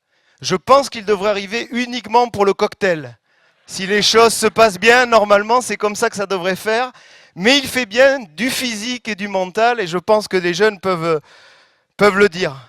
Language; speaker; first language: French; native; French